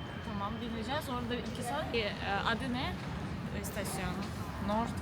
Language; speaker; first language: Turkish; non-native, learner; Russian